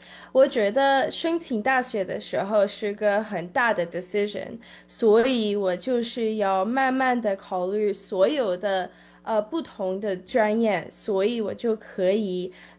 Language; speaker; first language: Chinese; early bilingual, heritage; English